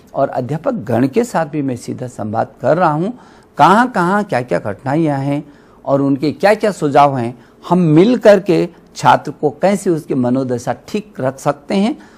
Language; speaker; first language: Hindi; native; Hindi